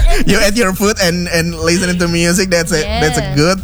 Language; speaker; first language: English; non-native, fluent; Indonesian